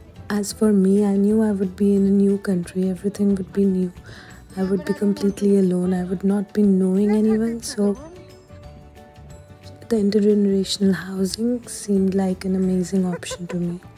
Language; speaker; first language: English; non-native, local second language; Hindi